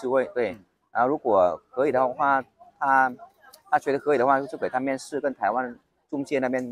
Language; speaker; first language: Chinese; non-native, fluent; Vietnamese